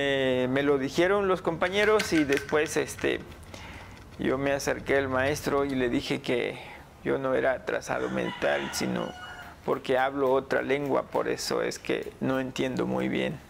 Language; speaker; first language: Spanish; non-native, local second language; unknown